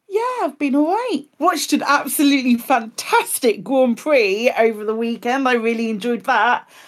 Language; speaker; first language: English; native; English